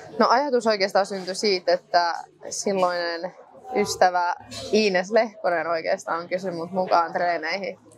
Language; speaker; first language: Finnish; native; Finnish